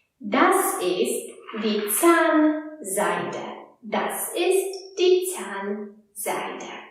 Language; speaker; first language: German; non-native, fluent; Polish